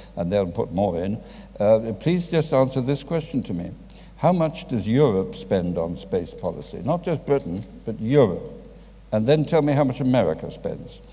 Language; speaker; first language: English; native; English